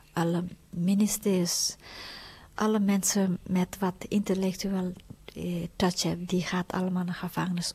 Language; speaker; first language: Dutch; non-native, fluent; Tibetan